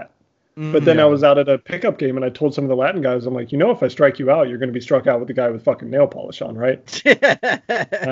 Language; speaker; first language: English; native; English